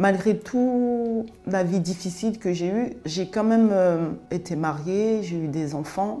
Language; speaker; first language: French; early bilingual, other home language; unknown